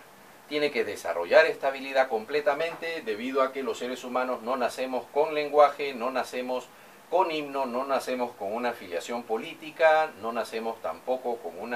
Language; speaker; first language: Spanish; native; Spanish